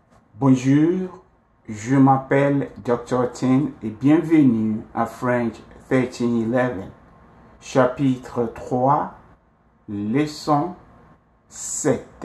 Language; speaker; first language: French; non-native, fluent; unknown